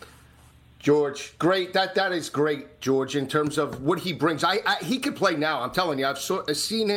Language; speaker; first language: English; native; English